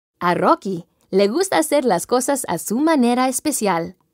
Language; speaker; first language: Spanish; non-native, learner; English